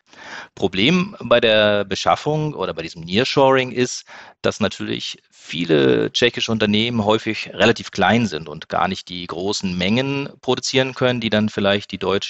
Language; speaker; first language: German; native; German